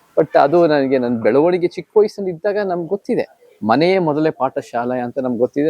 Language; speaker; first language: Kannada; early bilingual, heritage; Kannada